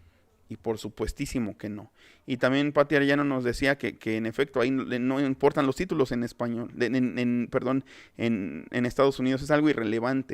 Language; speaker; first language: Spanish; native; Spanish